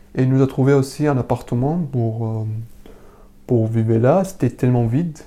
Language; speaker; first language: French; non-native, learner; Arabic